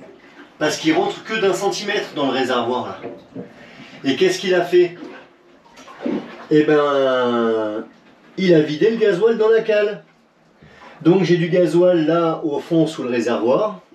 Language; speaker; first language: French; native; French